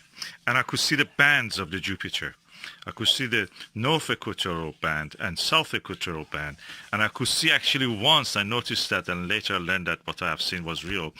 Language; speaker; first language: English; non-native, fluent; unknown